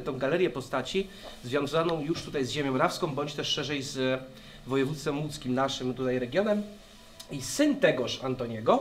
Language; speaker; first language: Polish; native; Polish